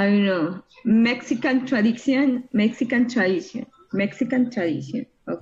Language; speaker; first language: English; non-native, learner; Spanish